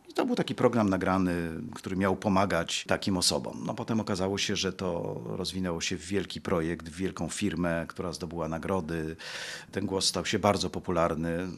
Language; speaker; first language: Polish; native; Polish